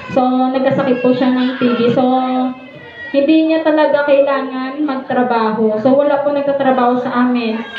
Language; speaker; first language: Filipino; native; Filipino